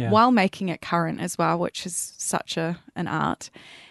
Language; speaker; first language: English; native; English